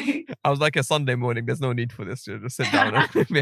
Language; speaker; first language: English; native; English